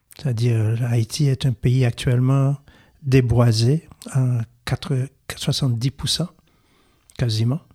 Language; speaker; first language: French; non-native, local second language; Haitian Creole